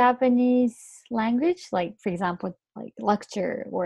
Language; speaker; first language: English; non-native, fluent; Japanese